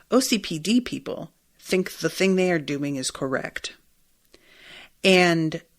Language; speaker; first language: English; native; English